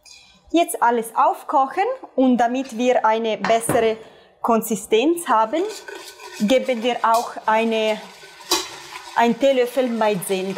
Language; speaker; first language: German; non-native, fluent; Italian